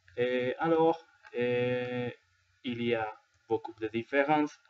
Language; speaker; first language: French; non-native, learner; Spanish